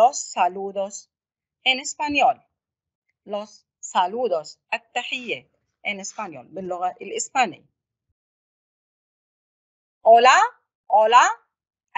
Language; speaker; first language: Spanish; non-native, fluent; Arabic